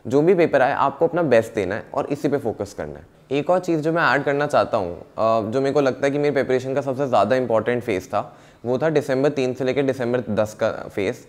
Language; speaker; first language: Hindi; native; Hindi